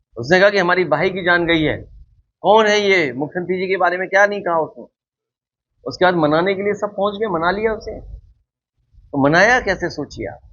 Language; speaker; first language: Hindi; native; Hindi